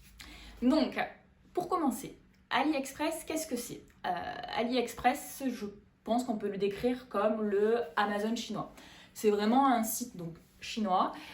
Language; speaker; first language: French; native; French